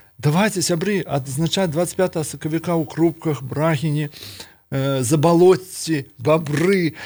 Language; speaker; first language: Belarusian; native; Belarusian